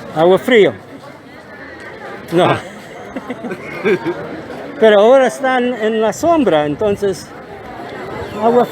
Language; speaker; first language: Spanish; non-native, learner; English